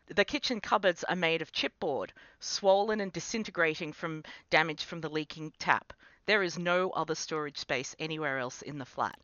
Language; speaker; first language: English; native; English